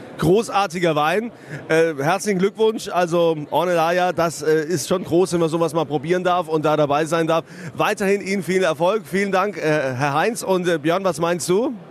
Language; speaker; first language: German; native; German